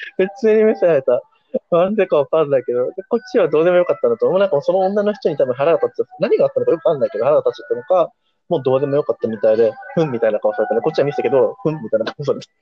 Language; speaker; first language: Japanese; early bilingual, heritage; Japanese